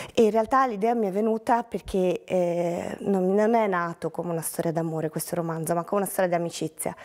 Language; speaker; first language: Italian; native; Italian